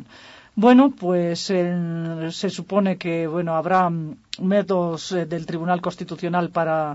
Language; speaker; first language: Spanish; native; Spanish